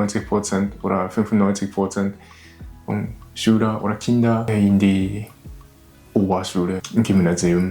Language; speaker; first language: German; non-native, learner; Japanese